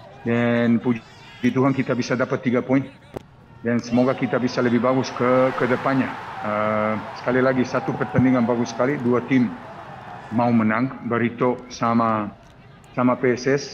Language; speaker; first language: Indonesian; non-native, fluent; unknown